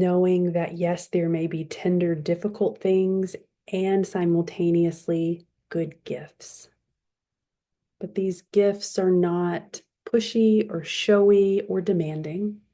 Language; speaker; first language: English; native; English